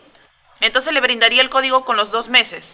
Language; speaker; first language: Spanish; native; Spanish